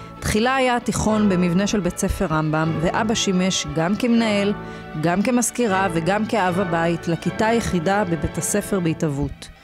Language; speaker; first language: Hebrew; native; Hebrew